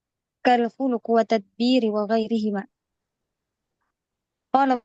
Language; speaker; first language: Arabic; non-native, learner; Indonesian